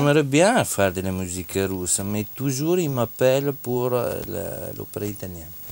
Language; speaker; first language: French; non-native, fluent; Italian